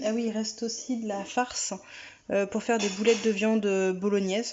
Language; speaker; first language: French; native; French